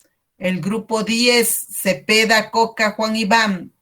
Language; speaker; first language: Spanish; native; Spanish